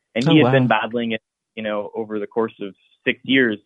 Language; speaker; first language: English; native; English